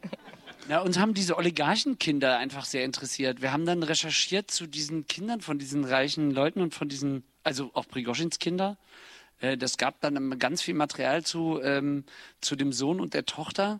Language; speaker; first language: German; native; German